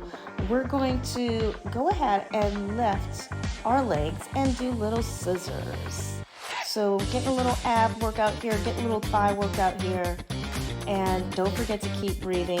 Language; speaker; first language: English; native; English